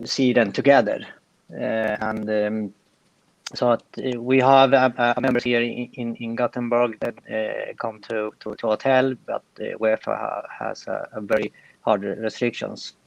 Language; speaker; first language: English; non-native, fluent; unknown